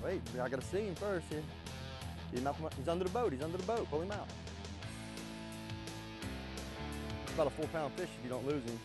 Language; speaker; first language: English; native; English